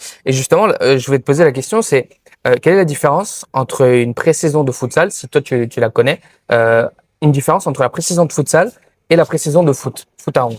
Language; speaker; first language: French; native; French